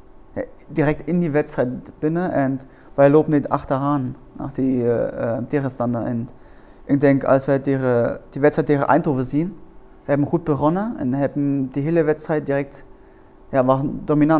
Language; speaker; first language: Dutch; non-native, learner; German